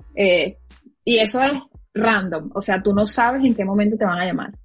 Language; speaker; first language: Spanish; native; Spanish